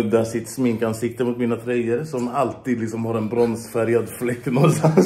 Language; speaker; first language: Swedish; native; Swedish